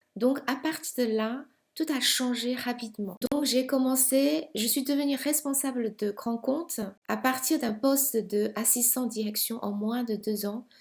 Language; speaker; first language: French; non-native, fluent; Chinese